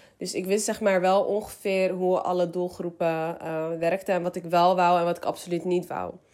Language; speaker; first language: Dutch; early bilingual, other home language; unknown